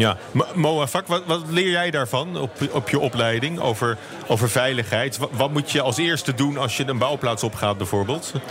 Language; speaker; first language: Dutch; native; Dutch